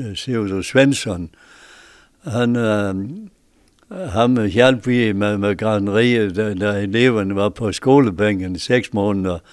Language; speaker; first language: Danish; native; Danish